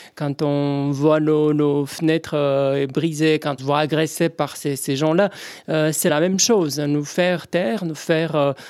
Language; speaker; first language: French; non-native, fluent; Romanian